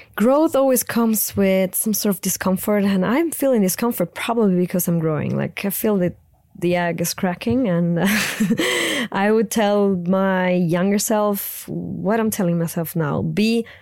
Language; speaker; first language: English; non-native, fluent; Italian